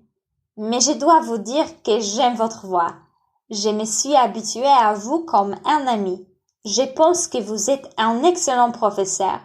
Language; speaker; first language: French; non-native, fluent; Polish